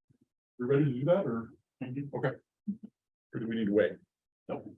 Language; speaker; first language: English; native; English